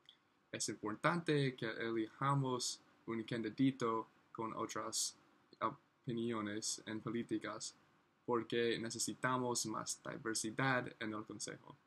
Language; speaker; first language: Spanish; non-native, learner; English